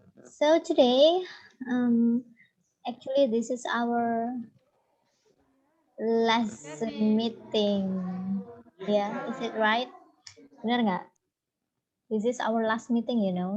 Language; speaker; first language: English; non-native, fluent; Indonesian